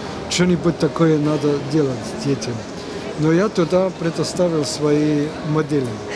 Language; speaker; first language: Russian; non-native, fluent; German